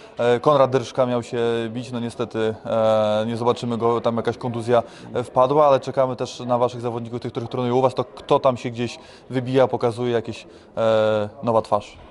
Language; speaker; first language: Polish; native; Polish